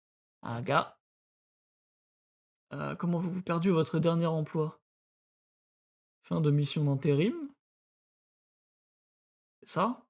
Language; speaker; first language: French; native; French